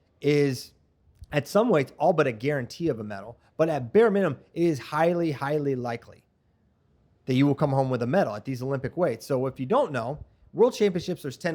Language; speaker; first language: English; native; English